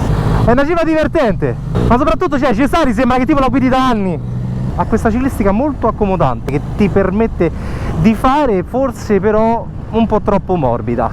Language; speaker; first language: Italian; native; Italian